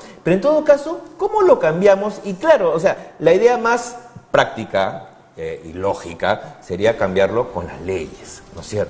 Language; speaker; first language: Spanish; native; Spanish